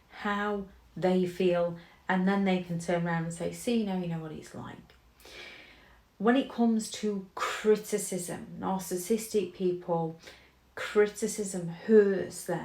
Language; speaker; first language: English; native; English